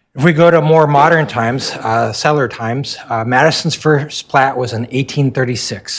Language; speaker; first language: English; native; English